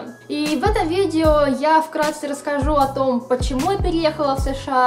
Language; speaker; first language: Russian; native; Russian